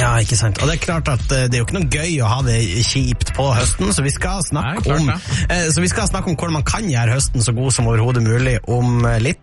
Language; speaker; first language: Norwegian; native; Norwegian